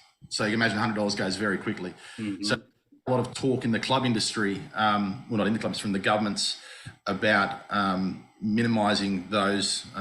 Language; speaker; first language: English; native; English